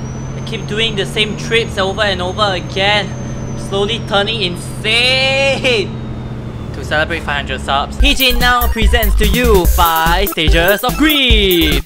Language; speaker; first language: English; native; English